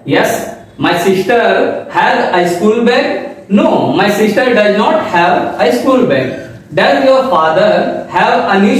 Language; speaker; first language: English; non-native, local second language; Hindi